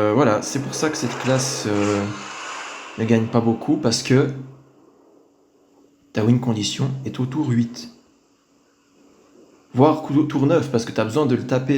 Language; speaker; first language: French; native; French